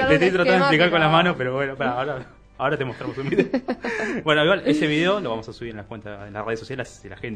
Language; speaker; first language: Spanish; native; Spanish